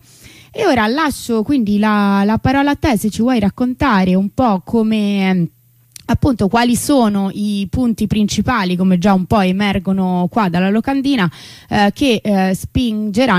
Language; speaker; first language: Italian; native; Italian